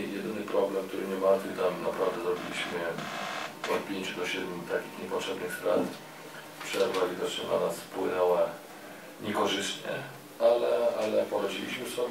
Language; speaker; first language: Polish; non-native, fluent; Lithuanian